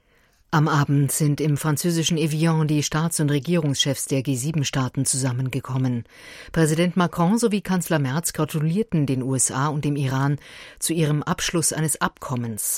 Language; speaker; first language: German; native; German